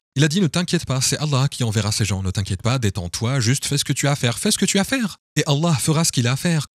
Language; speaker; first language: French; non-native, fluent; English